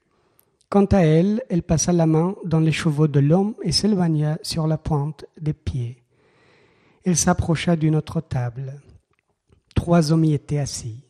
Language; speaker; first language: French; non-native, fluent; Persian